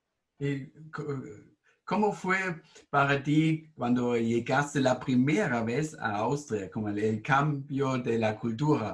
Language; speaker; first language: Spanish; non-native, fluent; German